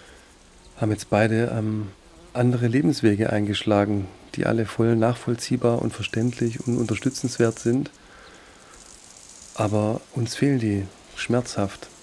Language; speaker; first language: German; native; German